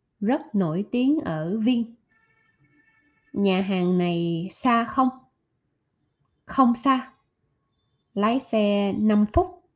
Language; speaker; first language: Vietnamese; non-native, learner; German